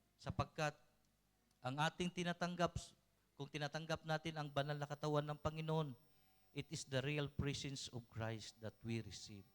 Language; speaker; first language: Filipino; non-native, local second language; Cebuano